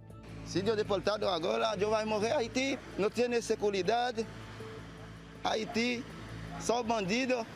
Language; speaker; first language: Portuguese; non-native, learner; Haitian Creole